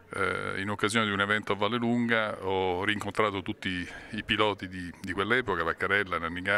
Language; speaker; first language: Italian; native; Italian